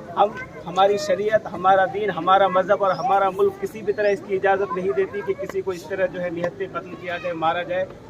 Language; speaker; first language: Urdu; native; Urdu